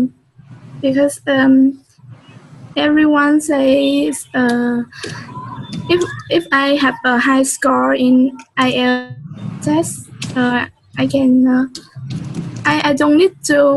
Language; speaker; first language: English; non-native, learner; Vietnamese